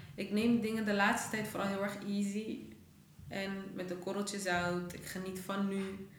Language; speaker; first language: Dutch; early bilingual, other home language; Persian